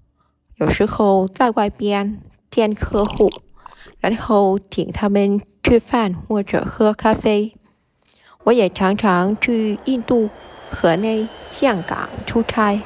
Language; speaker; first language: Chinese; non-native, learner; Vietnamese